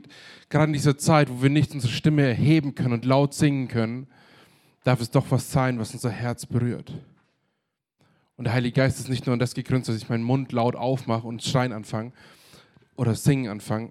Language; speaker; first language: German; native; German